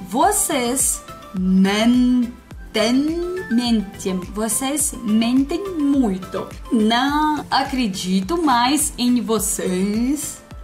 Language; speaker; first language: Portuguese; non-native, learner; Russian